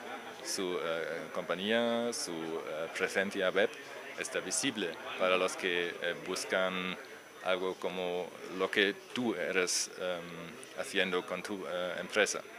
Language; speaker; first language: Spanish; non-native, learner; German